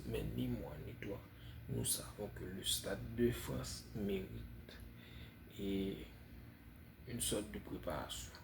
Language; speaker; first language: French; non-native, fluent; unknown